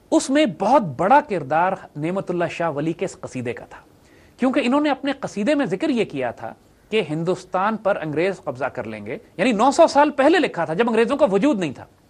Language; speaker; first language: Urdu; native; Urdu